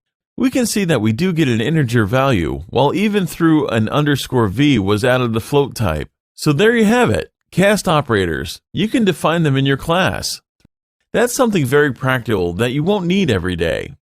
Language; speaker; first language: English; non-native, fluent; French